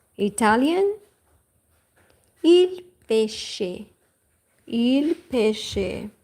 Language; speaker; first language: Italian; non-native, learner; Portuguese